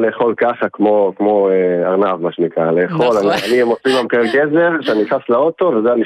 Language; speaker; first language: Hebrew; native; Hebrew